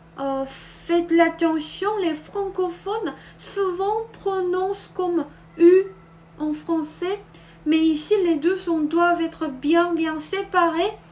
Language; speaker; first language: French; non-native, fluent; Korean